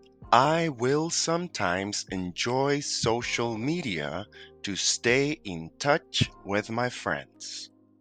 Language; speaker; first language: English; non-native, fluent; Spanish